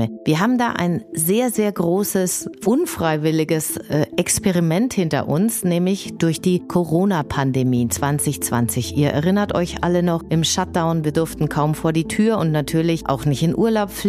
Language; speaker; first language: German; native; German